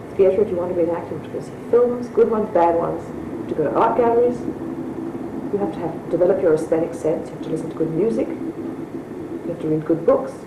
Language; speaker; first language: English; native; English